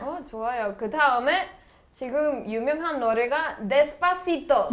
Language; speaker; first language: Korean; non-native, learner; Spanish